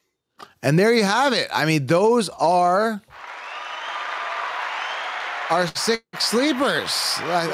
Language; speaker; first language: English; native; English